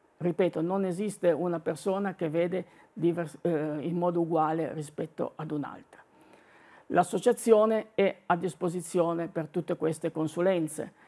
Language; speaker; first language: Italian; native; Italian